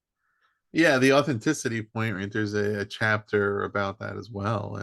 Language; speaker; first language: English; native; English